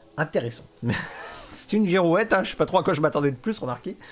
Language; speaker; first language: French; native; French